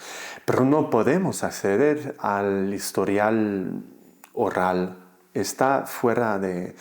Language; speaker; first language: Spanish; non-native, fluent; English